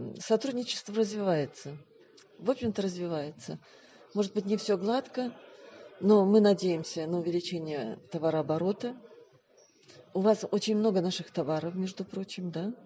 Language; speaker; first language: Russian; native; Russian